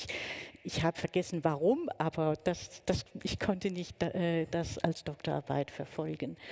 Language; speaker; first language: German; non-native, fluent; Danish